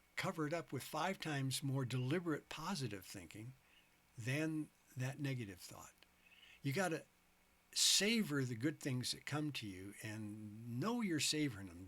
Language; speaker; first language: English; native; English